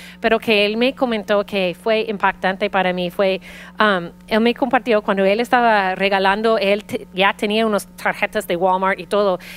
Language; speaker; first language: Spanish; early bilingual, heritage; Spanish